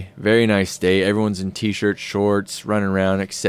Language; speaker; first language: English; native; English